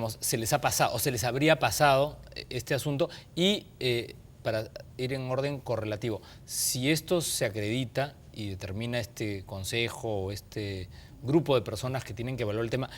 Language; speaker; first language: Spanish; native; Spanish